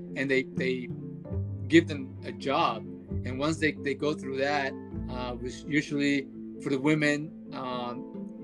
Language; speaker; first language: English; early bilingual, other home language; Spanish